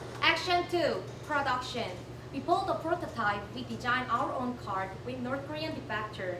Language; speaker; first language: English; non-native, learner; Korean